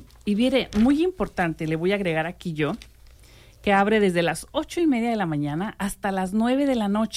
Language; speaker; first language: Spanish; native; Spanish